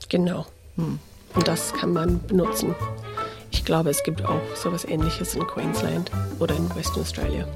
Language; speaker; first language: German; non-native, fluent; English